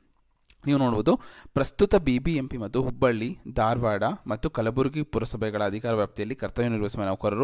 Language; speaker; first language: Kannada; native; Kannada